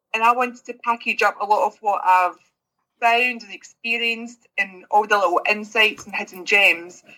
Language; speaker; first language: English; native; English